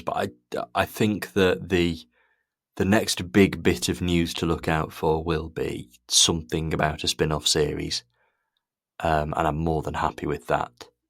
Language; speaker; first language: English; native; English